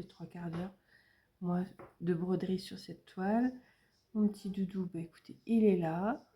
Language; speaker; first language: French; native; French